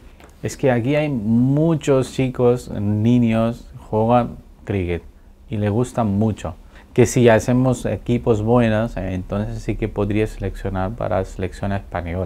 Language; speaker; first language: Spanish; non-native, learner; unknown